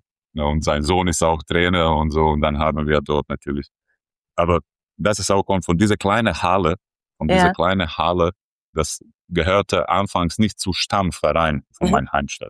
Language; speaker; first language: German; non-native, fluent; Croatian